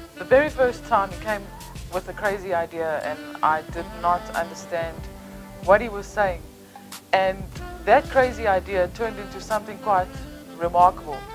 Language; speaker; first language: English; native; English